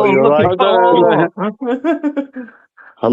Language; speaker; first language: English; non-native, learner; Persian